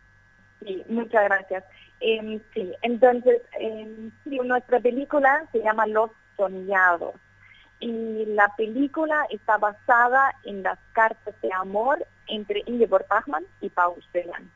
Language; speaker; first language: Spanish; non-native, fluent; German